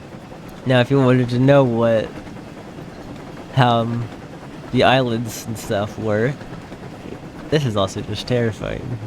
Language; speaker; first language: English; native; English